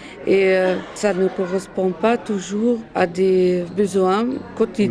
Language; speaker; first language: French; non-native, fluent; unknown